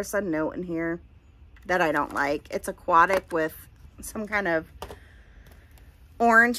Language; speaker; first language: English; native; English